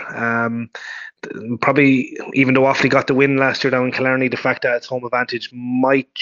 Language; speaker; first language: English; native; English